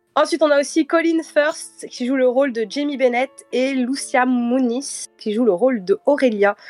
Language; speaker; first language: French; early bilingual, heritage; French